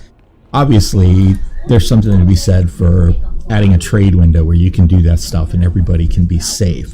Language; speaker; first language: English; native; English